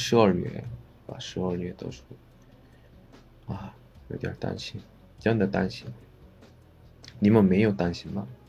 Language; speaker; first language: Chinese; non-native, learner; Korean